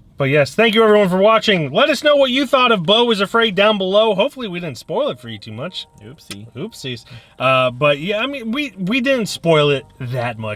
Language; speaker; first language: English; native; English